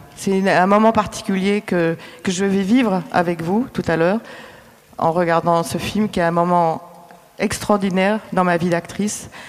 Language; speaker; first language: French; native; French